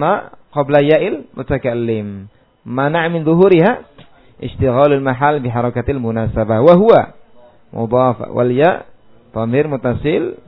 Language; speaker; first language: Arabic; non-native, fluent; Indonesian